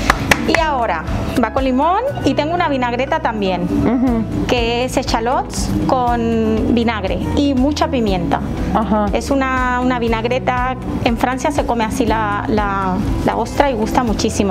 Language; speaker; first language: Spanish; non-native, fluent; French